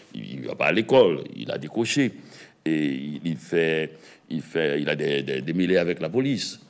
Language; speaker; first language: French; native; French